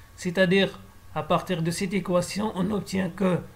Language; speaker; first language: French; non-native, local second language; Arabic